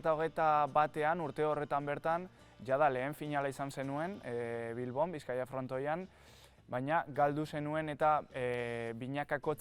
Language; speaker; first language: Basque; native; Basque